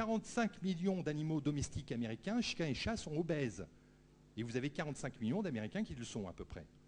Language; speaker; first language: French; native; French